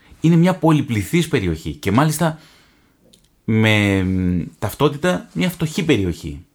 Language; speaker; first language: Greek; native; Greek